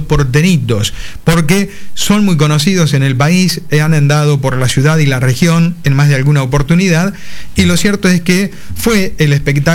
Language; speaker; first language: Spanish; native; Spanish